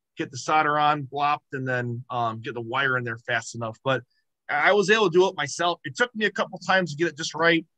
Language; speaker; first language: English; native; English